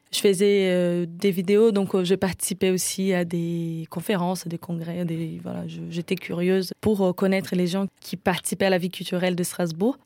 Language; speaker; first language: French; non-native, fluent; Portuguese